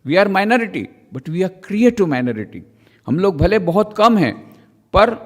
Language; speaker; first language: Hindi; non-native, local second language; Gujarati